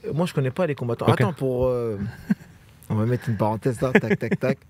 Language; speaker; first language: French; native; French